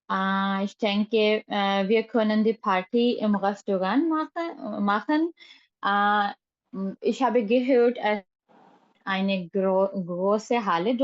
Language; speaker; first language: German; non-native, learner; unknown